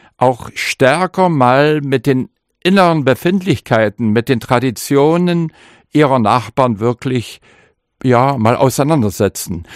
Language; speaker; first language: German; non-native, local second language; Upper Sorbian